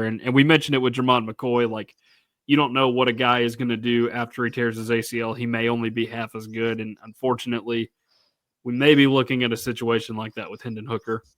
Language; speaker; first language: English; native; English